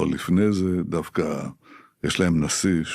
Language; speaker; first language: Hebrew; native; Hebrew